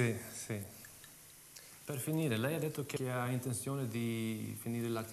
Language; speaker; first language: Italian; non-native, fluent; Swedish